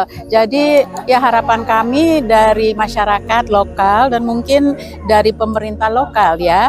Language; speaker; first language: Indonesian; non-native, fluent; English